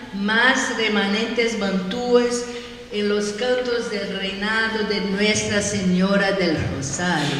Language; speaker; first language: Spanish; non-native, learner; Portuguese